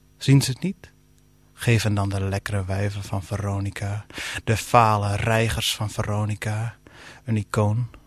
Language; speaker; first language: Dutch; non-native, local second language; Western Frisian